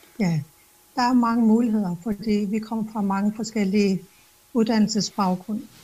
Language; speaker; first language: Danish; non-native, local second language; Kalaallisut